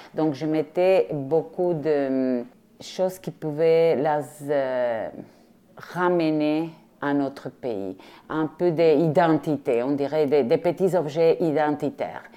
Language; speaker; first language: French; non-native, fluent; Spanish